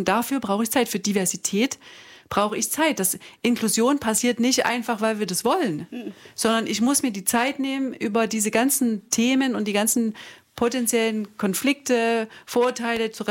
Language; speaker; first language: German; native; German